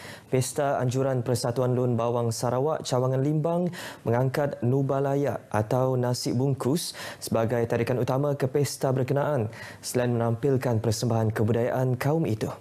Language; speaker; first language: Malay; native; Malay